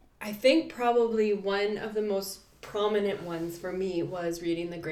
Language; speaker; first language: English; native; English